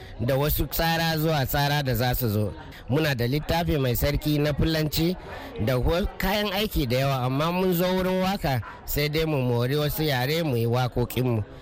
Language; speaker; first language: Hausa; non-native, local second language; Fula